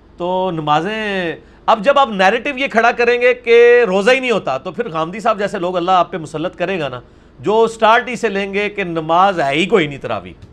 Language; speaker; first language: Urdu; non-native, local second language; Punjabi